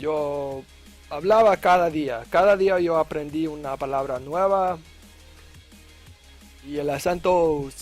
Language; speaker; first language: Spanish; non-native, learner; English